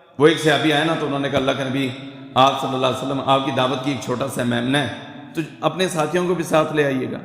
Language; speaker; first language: Urdu; non-native, local second language; Punjabi